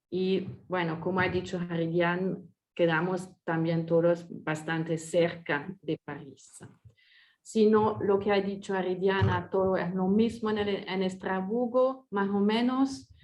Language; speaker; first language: Spanish; non-native, fluent; French